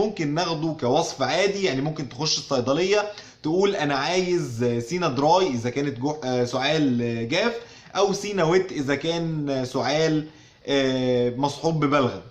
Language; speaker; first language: Arabic; native; Arabic